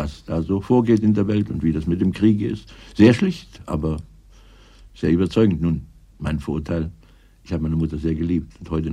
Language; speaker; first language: German; native; German